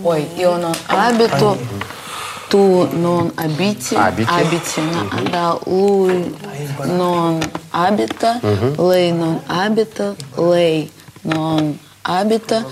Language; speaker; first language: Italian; non-native, learner; Russian